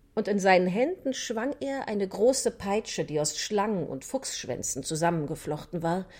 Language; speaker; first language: German; native; German